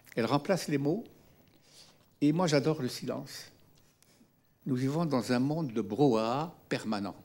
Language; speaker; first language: French; non-native, local second language; Arabic